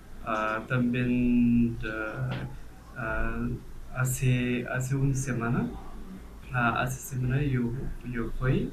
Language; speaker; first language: Spanish; non-native, learner; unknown